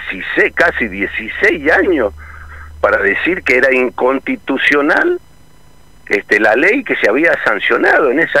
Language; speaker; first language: Spanish; native; Spanish